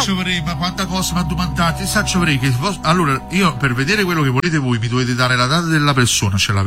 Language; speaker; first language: Italian; native; Italian